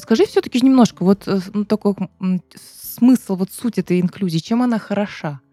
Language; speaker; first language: Russian; native; Russian